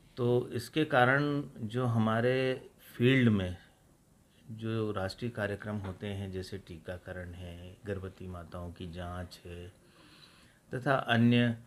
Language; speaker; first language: Hindi; native; Hindi